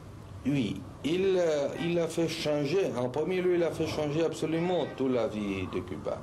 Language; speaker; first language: French; non-native, fluent; Spanish